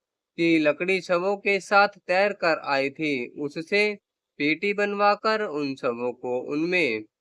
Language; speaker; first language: Hindi; native; Hindi